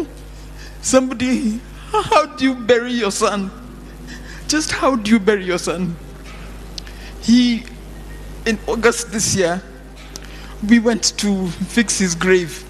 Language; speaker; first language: English; non-native, local second language; Swahili